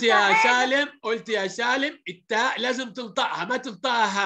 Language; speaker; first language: Arabic; native; Arabic